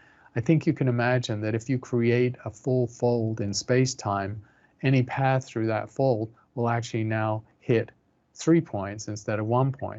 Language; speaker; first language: English; native; English